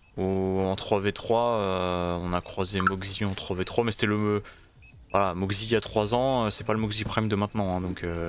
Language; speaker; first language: French; native; French